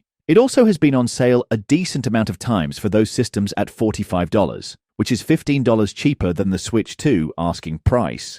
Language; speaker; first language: English; native; English